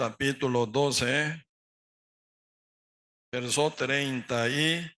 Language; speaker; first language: Spanish; non-native, learner; Korean